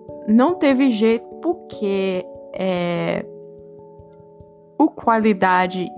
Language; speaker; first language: Portuguese; early bilingual, heritage; Portuguese